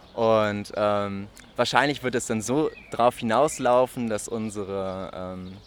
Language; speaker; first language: German; native; German